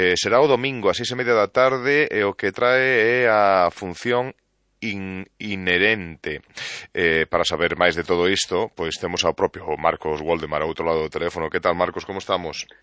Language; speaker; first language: Galician; native; Galician